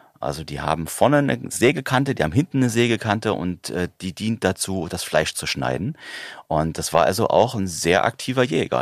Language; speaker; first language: German; native; German